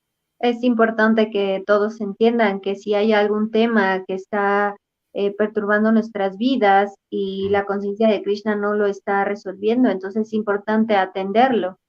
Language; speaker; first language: Spanish; native; Spanish